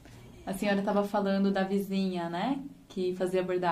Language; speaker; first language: Portuguese; native; Portuguese